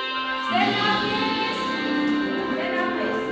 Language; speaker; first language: English; non-native, learner; Indonesian